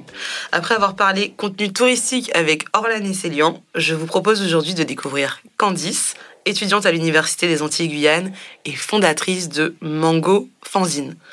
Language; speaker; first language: French; native; French